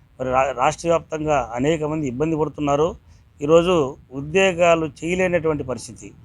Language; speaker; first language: Telugu; native; Telugu